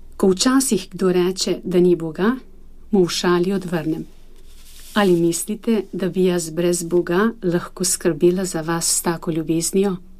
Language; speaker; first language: Slovenian; non-native, fluent; Albanian